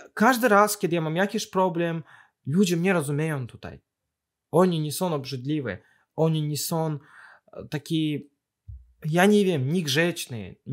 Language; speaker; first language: Polish; non-native, fluent; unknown